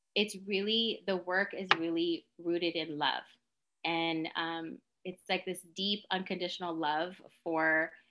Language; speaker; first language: English; native; English